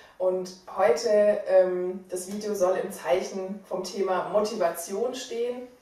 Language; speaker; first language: German; native; German